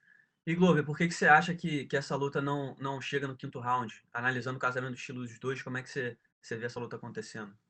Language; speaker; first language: Portuguese; native; Portuguese